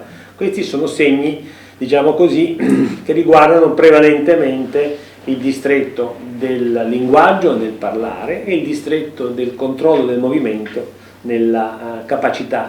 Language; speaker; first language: Italian; native; Italian